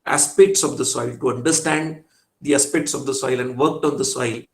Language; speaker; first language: English; non-native, local second language; Marathi